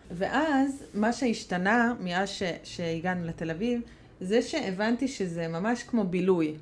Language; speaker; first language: Hebrew; non-native, fluent; Hungarian